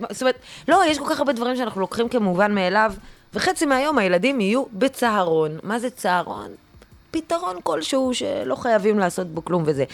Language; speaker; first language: Hebrew; native; Hebrew